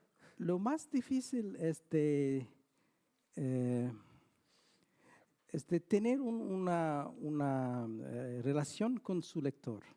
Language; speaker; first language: Spanish; non-native, fluent; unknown